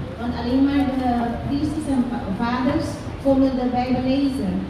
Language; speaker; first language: Dutch; non-native, fluent; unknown